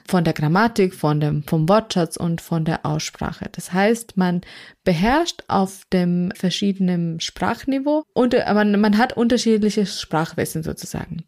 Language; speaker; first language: German; non-native, fluent; Ukrainian